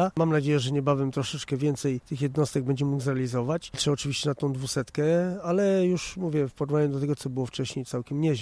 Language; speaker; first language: Polish; native; Polish